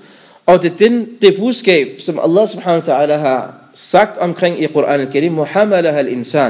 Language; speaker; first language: Danish; non-native, fluent; Arabic